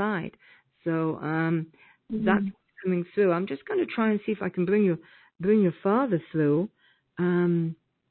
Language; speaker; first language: English; native; English